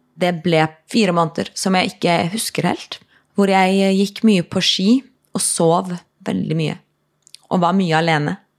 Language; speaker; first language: Norwegian; native; Norwegian